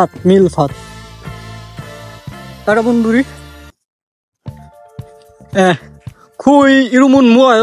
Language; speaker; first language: Korean; non-native, learner; Bangla